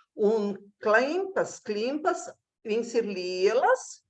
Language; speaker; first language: Latvian; early bilingual, heritage; Latvian